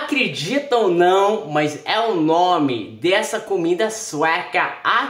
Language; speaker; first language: Portuguese; non-native, fluent; Swedish